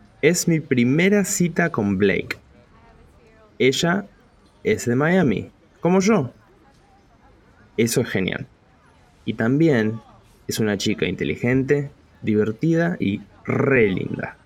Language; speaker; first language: Spanish; early bilingual, heritage; Spanish